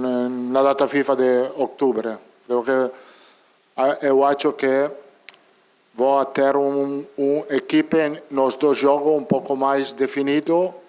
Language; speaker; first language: Portuguese; non-native, learner; Italian